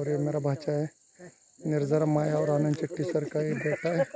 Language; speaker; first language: Hindi; non-native, local second language; Marathi